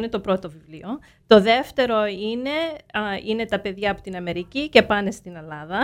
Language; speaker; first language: Greek; early bilingual, heritage; Greek